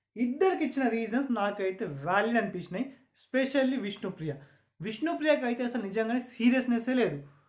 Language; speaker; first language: Telugu; non-native, local second language; Urdu